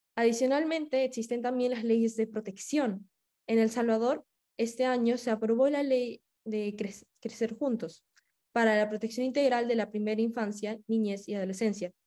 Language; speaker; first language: Spanish; native; Spanish